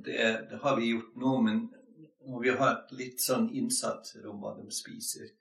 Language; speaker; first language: Norwegian; non-native, fluent; English